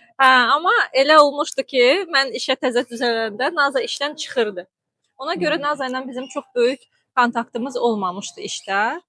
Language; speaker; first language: Azerbaijani; non-native, local second language; Russian